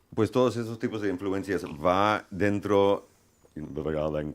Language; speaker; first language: Spanish; non-native, learner; English